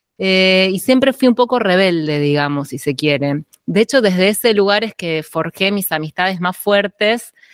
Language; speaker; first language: Spanish; native; Spanish